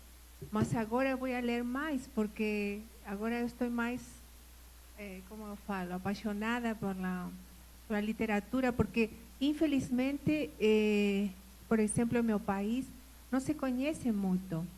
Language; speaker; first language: Portuguese; non-native, fluent; Spanish